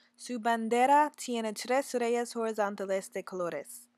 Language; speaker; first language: Spanish; non-native, learner; English